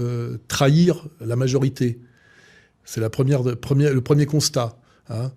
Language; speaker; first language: French; native; French